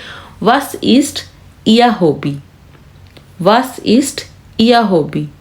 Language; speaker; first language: German; non-native, fluent; Urdu